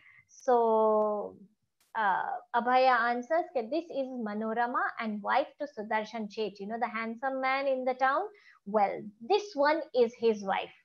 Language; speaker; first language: English; non-native, local second language; Gujarati